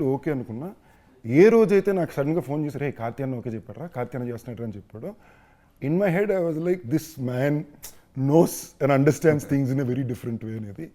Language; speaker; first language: Telugu; native; Telugu